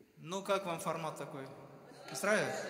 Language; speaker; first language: Russian; native; Russian